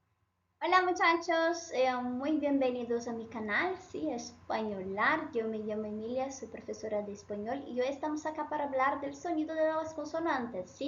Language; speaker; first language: Spanish; non-native, fluent; Portuguese